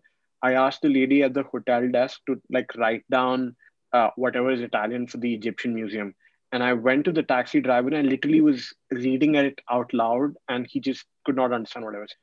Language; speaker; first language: English; non-native, local second language; Hindi